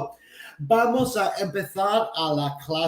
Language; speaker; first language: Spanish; non-native, fluent; English